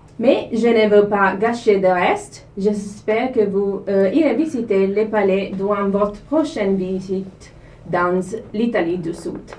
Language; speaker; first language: French; non-native, learner; Italian